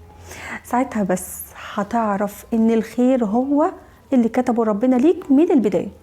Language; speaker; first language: Arabic; native; Arabic